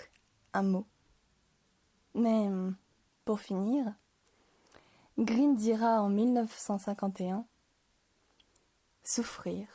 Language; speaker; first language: French; native; French